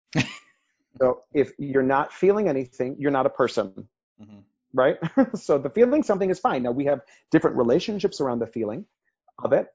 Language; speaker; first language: English; early bilingual, other home language; Spanish